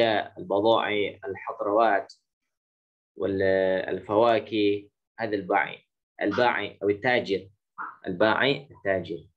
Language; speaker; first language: Arabic; non-native, fluent; Indonesian